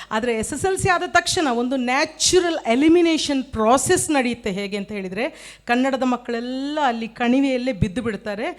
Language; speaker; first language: Kannada; non-native, local second language; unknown